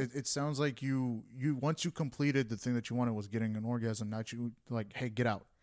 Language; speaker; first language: English; early bilingual, other home language; Spanish